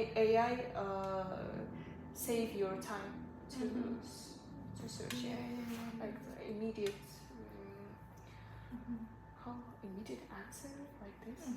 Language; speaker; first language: English; non-native, learner; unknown